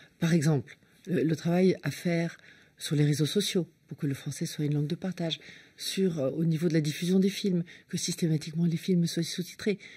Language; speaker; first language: French; native; French